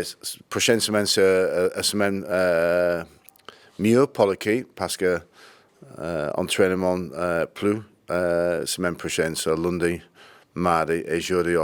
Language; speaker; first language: French; non-native, learner; English